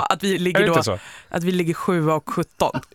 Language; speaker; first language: Swedish; native; Swedish